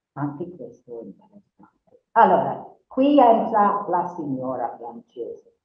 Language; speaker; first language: Italian; non-native, fluent; English